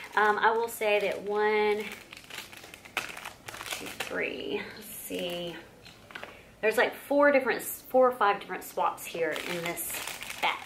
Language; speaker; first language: English; native; English